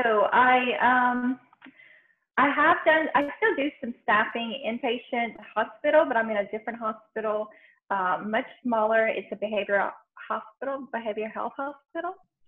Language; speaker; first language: English; native; English